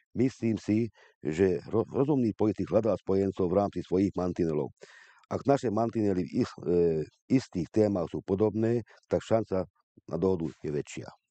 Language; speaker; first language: Slovak; non-native, local second language; Hungarian